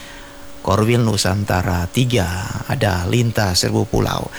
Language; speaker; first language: Indonesian; native; Indonesian